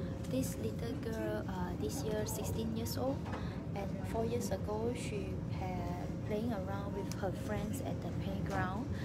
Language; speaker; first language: English; non-native, local second language; Cantonese